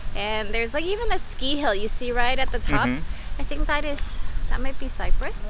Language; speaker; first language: English; native; English